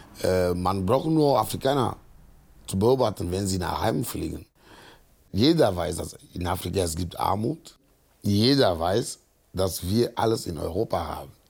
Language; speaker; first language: German; non-native, fluent; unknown